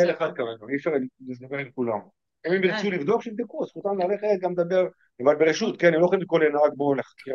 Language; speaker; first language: Hebrew; native; Hebrew